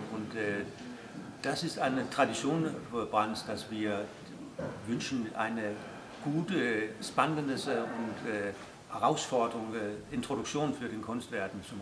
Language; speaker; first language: German; non-native, fluent; Danish